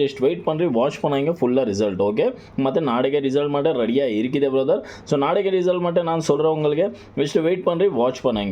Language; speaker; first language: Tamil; non-native, learner; Kannada